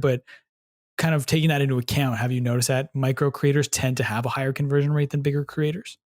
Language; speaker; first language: English; native; English